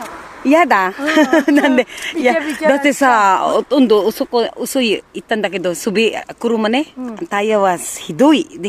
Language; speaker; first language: Japanese; non-native, learner; Filipino